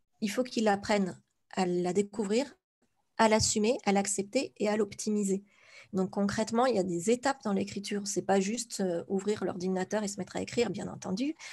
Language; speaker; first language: French; native; French